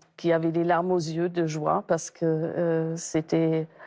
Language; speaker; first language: French; non-native, fluent; German